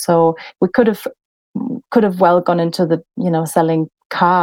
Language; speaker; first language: English; non-native, fluent; German